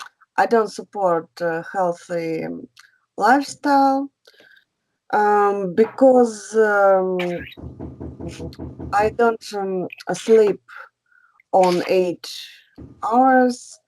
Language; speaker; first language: English; non-native, learner; Russian